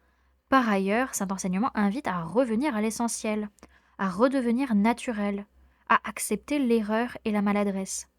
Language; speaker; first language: French; native; French